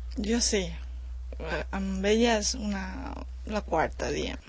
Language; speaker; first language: Catalan; non-native, learner; Spanish